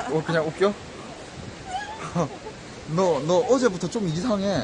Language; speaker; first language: Korean; native; Korean